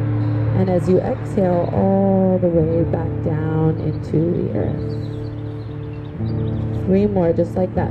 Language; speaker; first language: English; native; English